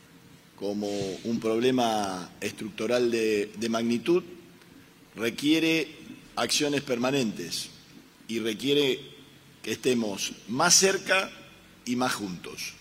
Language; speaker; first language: Spanish; native; Spanish